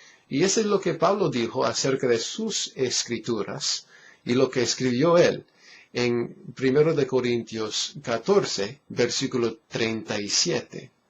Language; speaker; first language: Spanish; non-native, fluent; English